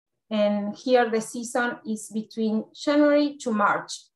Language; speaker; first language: English; non-native, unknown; Spanish